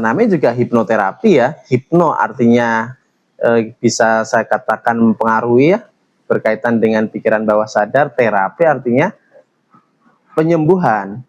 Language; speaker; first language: Indonesian; native; Indonesian